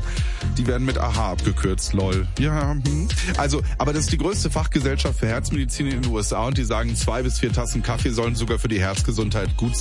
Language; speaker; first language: German; native; German